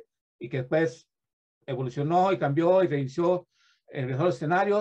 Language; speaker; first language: Spanish; native; Spanish